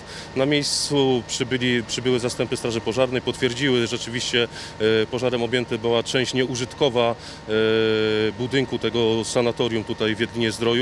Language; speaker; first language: Polish; native; Polish